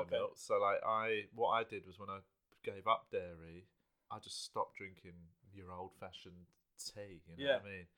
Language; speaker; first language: English; native; English